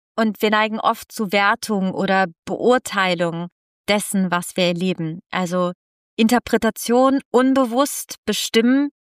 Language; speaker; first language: German; non-native, fluent; Italian